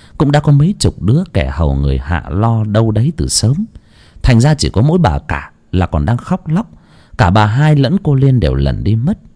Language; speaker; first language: Vietnamese; non-native, local second language; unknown